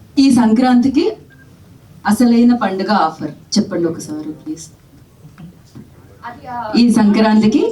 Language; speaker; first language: Telugu; native; Telugu